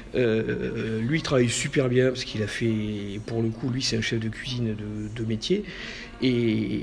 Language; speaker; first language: French; native; French